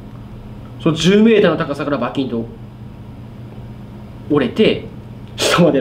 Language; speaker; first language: Japanese; native; Japanese